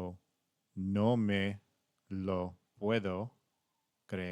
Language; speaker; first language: Spanish; non-native, learner; English